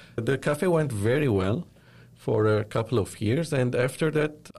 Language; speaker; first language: English; non-native, fluent; Arabic